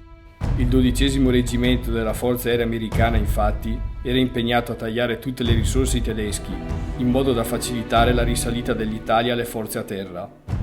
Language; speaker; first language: Italian; native; Italian